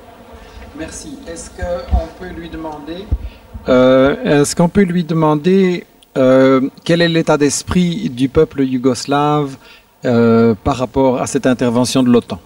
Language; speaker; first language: French; native; French